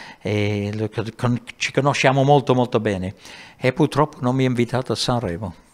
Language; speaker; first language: Italian; non-native, fluent; English